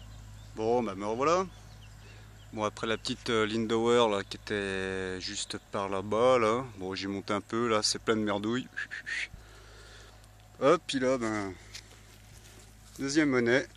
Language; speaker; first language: French; native; French